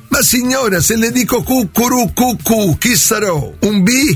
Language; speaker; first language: Italian; native; Italian